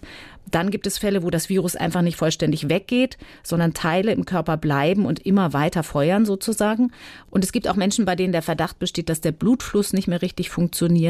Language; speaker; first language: German; native; German